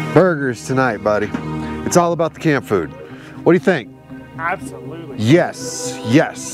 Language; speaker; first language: English; native; English